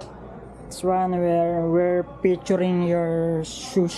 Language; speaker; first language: English; non-native, local second language; Filipino